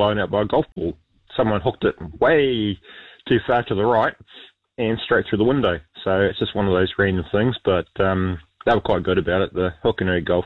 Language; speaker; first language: English; native; English